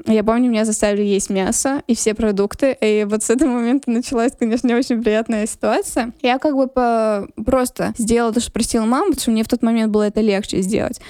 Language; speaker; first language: Russian; non-native, local second language; Lezghian